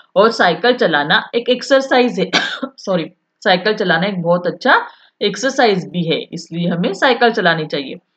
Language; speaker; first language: Hindi; non-native, local second language; Marathi